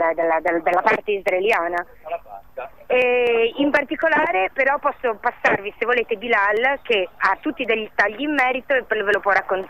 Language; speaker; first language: Italian; native; Italian